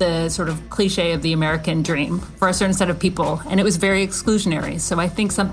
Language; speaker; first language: English; native; English